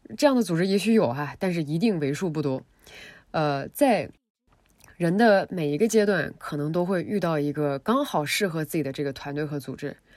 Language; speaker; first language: Chinese; native; Chinese